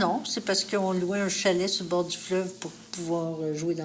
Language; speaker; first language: French; native; French